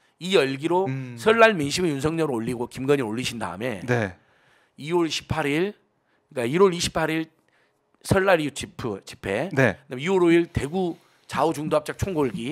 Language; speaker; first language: Korean; native; Korean